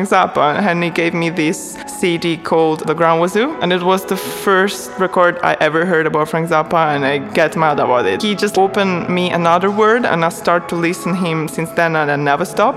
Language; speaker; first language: English; non-native, fluent; Italian